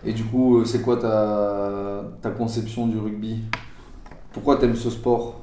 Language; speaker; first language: French; native; French